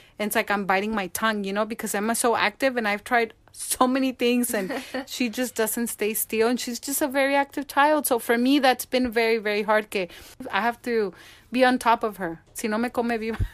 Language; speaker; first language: English; early bilingual, other home language; Spanish